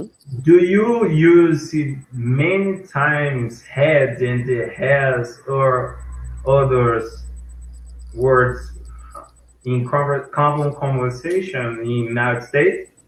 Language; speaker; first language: English; non-native, learner; Portuguese